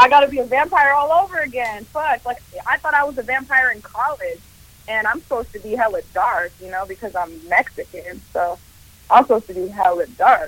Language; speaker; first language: English; early bilingual, other home language; Spanish